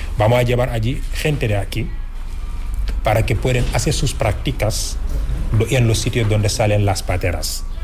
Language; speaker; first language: Spanish; non-native, fluent; Wolof